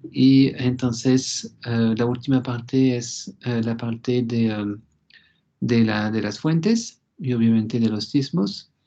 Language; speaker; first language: Spanish; non-native, fluent; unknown